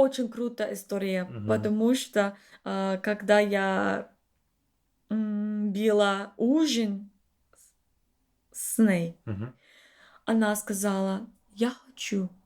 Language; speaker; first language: Russian; non-native, learner; English